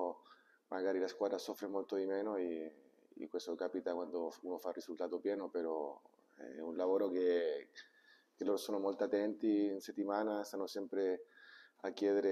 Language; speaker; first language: Italian; non-native, fluent; Spanish